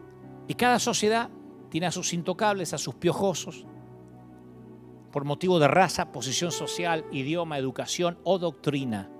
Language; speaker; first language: Spanish; native; Spanish